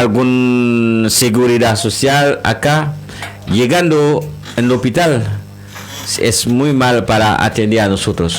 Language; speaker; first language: Spanish; non-native, learner; Haitian Creole